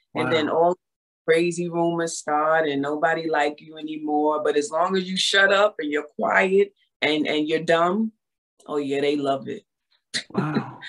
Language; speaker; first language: English; native; English